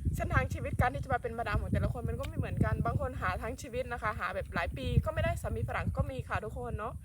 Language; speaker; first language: Thai; native; Thai